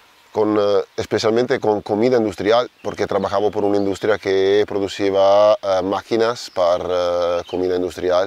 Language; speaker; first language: Spanish; non-native, learner; Italian